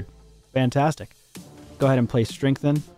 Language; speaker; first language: English; native; English